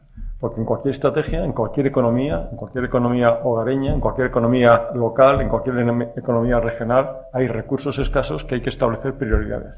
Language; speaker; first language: Spanish; native; Spanish